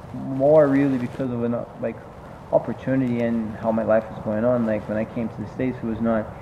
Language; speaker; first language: English; non-native, fluent; Portuguese